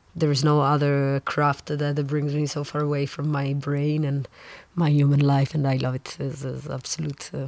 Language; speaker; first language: English; non-native, fluent; Italian